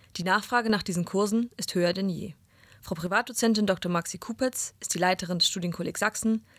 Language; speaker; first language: German; native; German